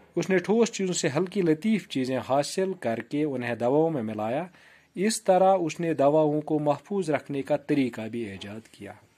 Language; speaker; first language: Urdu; non-native, local second language; Kashmiri